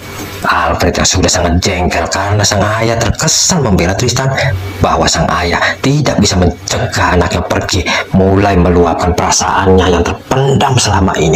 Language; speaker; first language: Indonesian; native; Indonesian